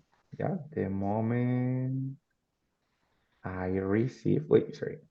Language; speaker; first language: English; non-native, fluent; Spanish